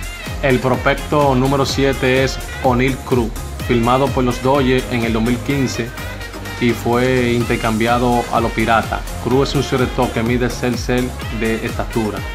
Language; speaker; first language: Spanish; native; Spanish